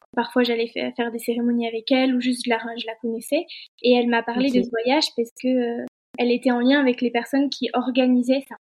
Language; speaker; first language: French; native; French